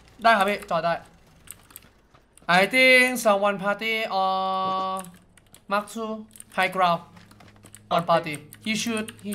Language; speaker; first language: English; non-native, learner; Thai